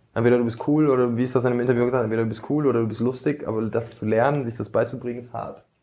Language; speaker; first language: German; early bilingual, other home language; Bosnian